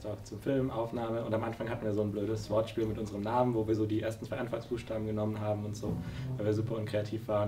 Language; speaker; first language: German; native; German